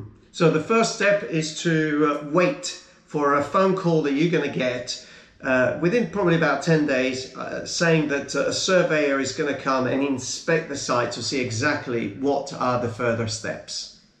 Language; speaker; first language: English; non-native, fluent; Italian